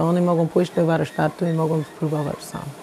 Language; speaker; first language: Polish; non-native, fluent; English